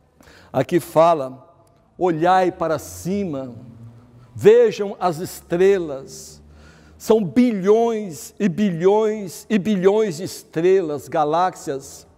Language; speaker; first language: Portuguese; native; Portuguese